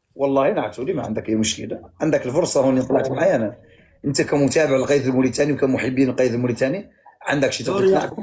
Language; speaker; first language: Arabic; native; Arabic